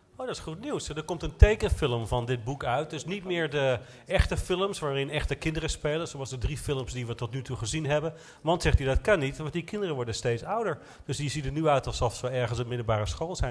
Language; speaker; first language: Dutch; native; Dutch